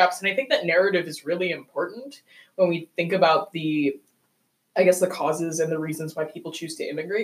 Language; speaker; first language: English; non-native, local second language; Cantonese